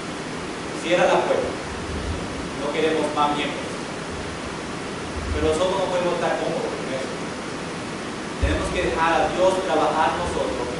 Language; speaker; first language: Spanish; non-native, fluent; English